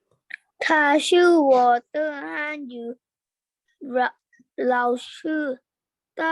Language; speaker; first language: Chinese; non-native, learner; Lao